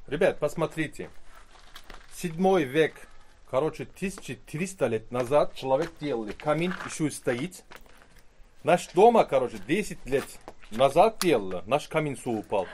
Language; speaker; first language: Russian; non-native, learner; Turkish